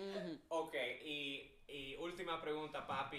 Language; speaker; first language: Spanish; early bilingual, heritage; English